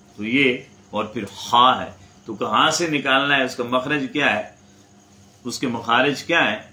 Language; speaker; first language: Urdu; non-native, local second language; Punjabi